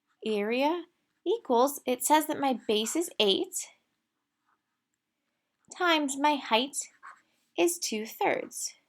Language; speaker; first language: English; native; English